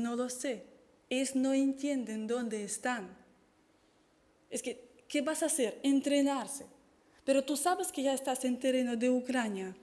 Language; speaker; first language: Spanish; non-native, fluent; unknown